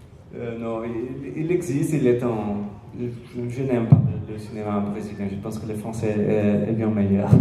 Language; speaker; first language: French; non-native, learner; Portuguese